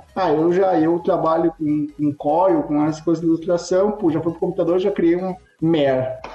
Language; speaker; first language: Portuguese; native; Portuguese